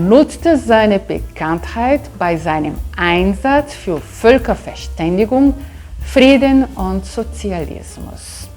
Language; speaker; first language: German; non-native, fluent; Portuguese